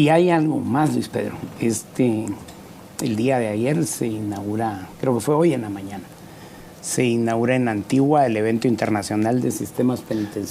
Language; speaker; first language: Spanish; native; Spanish